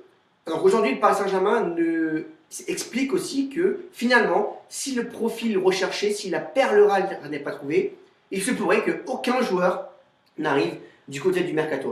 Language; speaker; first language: French; native; French